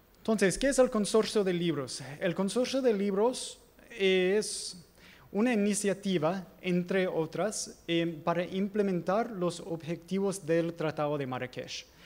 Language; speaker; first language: Spanish; non-native, fluent; English